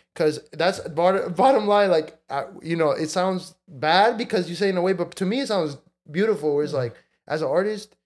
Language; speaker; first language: English; early bilingual, other home language; Spanish